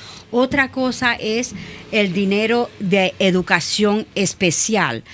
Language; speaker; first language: Spanish; early bilingual, other home language; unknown